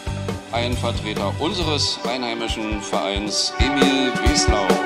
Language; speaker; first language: German; native; German